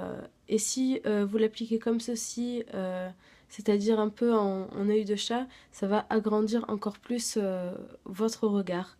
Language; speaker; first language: French; native; French